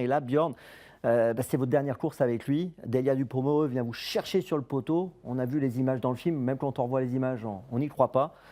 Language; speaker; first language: French; native; French